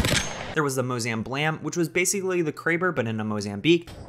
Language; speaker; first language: English; native; English